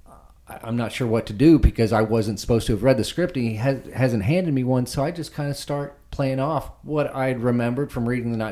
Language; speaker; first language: English; native; English